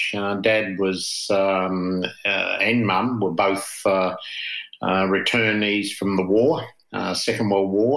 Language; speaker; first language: English; native; English